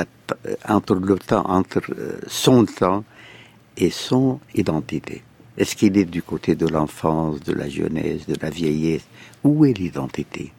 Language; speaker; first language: French; non-native, fluent; Arabic